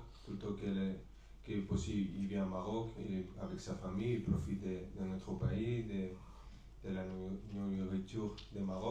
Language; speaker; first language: French; non-native, fluent; Spanish